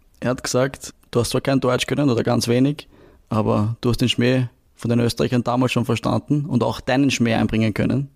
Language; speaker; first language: German; native; German